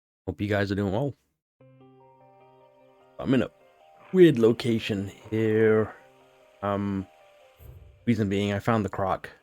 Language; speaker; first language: English; native; English